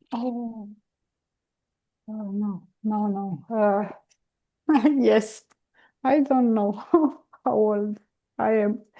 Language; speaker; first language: English; non-native, learner; Romanian